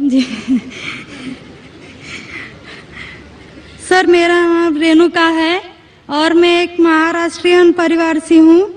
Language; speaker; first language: Hindi; non-native, local second language; Marathi